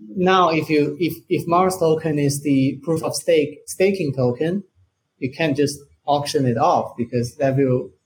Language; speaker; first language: English; non-native, fluent; Chinese